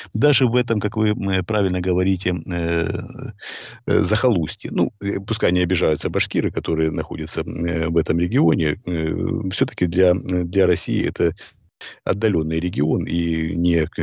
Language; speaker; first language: Russian; native; Russian